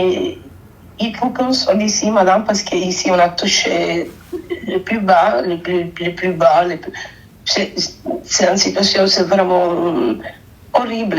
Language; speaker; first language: French; non-native, fluent; Spanish